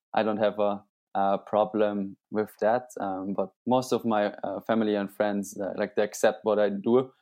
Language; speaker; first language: English; non-native, fluent; German